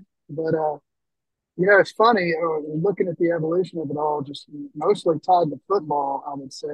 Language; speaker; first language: English; native; English